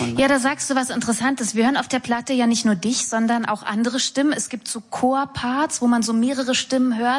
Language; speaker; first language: German; native; German